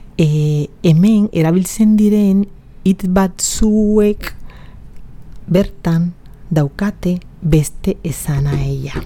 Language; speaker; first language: Basque; non-native, fluent; Spanish